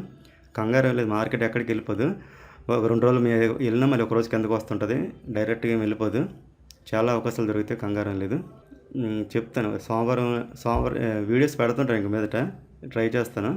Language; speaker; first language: Telugu; native; Telugu